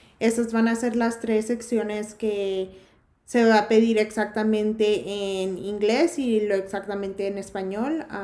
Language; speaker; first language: Spanish; early bilingual, heritage; Spanish